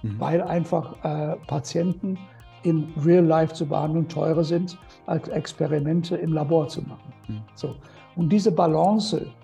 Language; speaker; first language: German; non-native, fluent; English